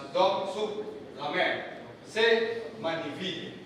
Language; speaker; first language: French; non-native, learner; Indonesian